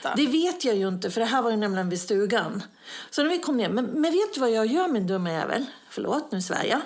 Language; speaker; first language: Swedish; native; Swedish